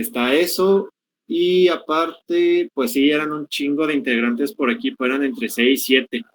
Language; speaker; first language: Spanish; native; Spanish